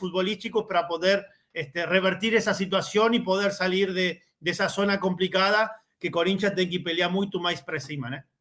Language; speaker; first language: Portuguese; non-native, learner; Spanish